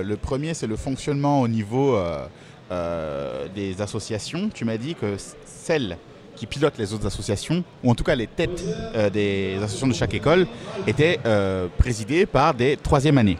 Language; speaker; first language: French; native; French